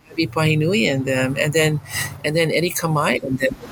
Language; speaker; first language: English; native; English